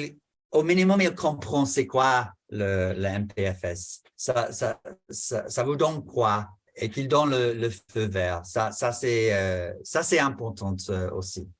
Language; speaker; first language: French; non-native, fluent; English